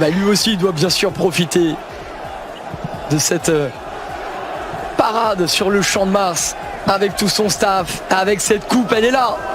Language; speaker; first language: French; native; French